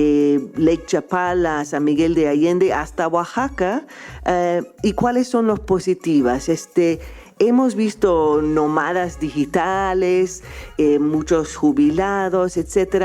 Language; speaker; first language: Spanish; non-native, fluent; English